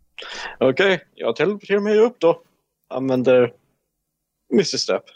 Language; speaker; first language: Swedish; non-native, fluent; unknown